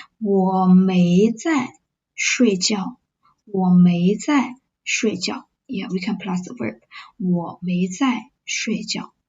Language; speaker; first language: Chinese; non-native, fluent; English